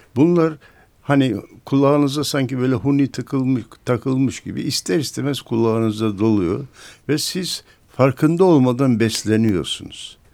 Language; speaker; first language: Turkish; native; Turkish